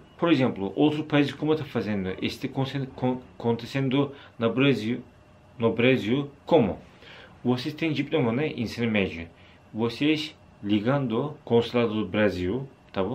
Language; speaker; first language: Portuguese; non-native, learner; Turkish